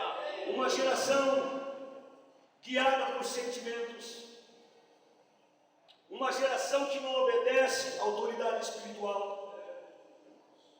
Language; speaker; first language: Portuguese; native; Portuguese